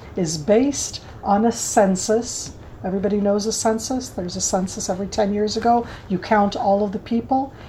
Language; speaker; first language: English; native; English